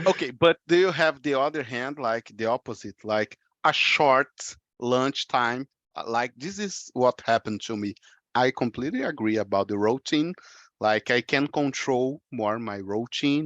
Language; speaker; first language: English; non-native, fluent; Portuguese